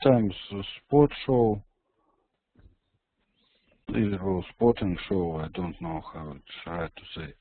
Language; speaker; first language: English; non-native, learner; Russian